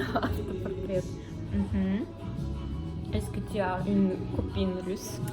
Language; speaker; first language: French; non-native, learner; Russian